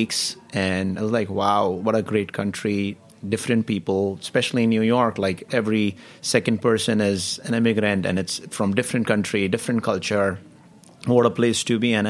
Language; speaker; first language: English; non-native, local second language; Hindi